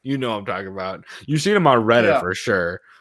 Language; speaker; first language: English; native; English